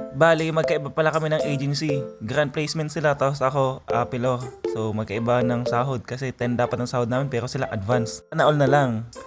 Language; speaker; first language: Filipino; native; Filipino